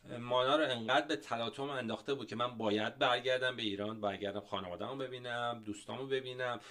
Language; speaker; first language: Persian; native; Persian